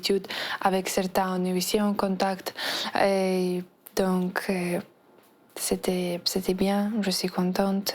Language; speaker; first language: French; non-native, fluent; Ukrainian